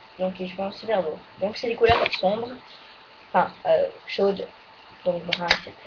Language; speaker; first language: French; native; French